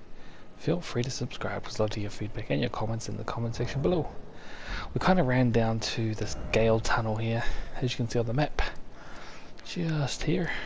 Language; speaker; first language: English; native; English